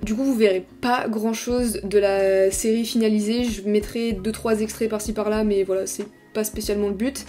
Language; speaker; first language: French; native; French